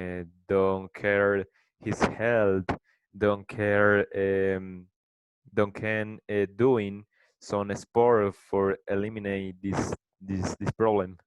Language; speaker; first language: English; non-native, learner; Spanish